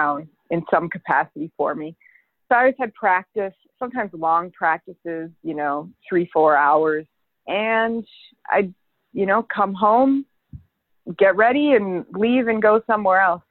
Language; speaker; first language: English; native; English